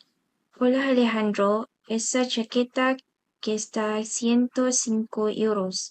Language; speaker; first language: Spanish; non-native, learner; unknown